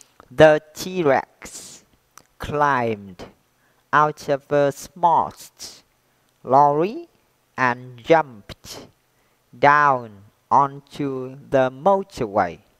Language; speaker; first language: English; non-native, fluent; Vietnamese